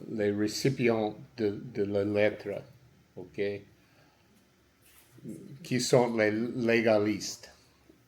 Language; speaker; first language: French; non-native, learner; English